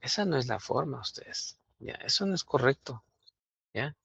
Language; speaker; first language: Spanish; native; Spanish